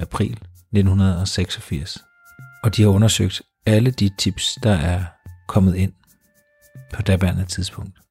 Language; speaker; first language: Danish; native; Danish